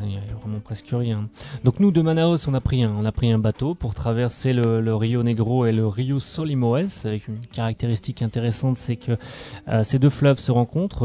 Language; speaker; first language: French; native; French